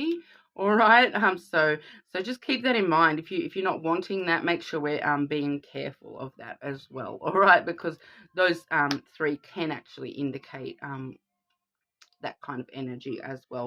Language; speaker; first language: English; native; English